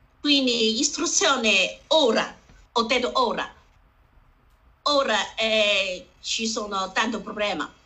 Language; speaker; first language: Italian; non-native, learner; Chinese